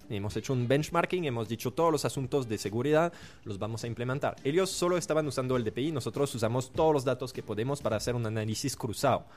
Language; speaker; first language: Spanish; non-native, fluent; French